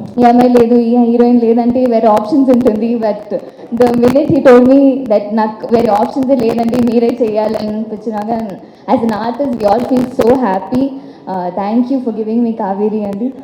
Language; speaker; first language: Telugu; non-native, fluent; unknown